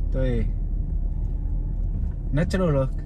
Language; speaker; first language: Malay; non-native, learner; Chinese